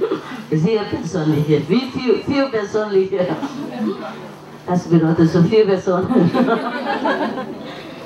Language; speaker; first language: German; non-native, learner; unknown